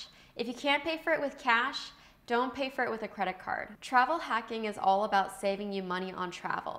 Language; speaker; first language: English; native; English